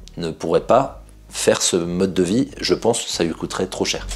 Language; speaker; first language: French; native; French